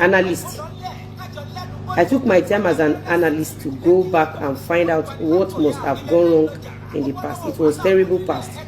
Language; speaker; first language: English; non-native, local second language; Yoruba